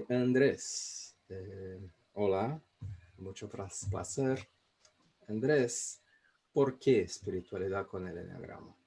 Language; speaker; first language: Spanish; non-native, fluent; Portuguese